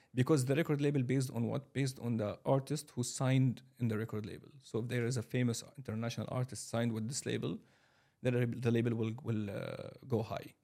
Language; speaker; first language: English; non-native, fluent; Arabic